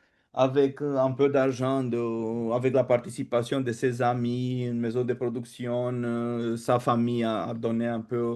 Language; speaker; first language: French; non-native, fluent; Romanian